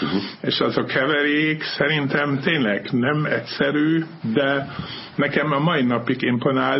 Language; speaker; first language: Hungarian; non-native, fluent; German